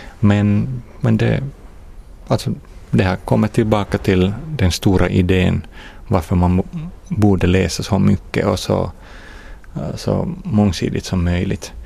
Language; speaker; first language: Swedish; non-native, fluent; Finnish